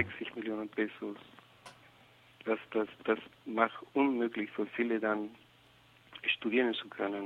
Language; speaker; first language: German; non-native, learner; Spanish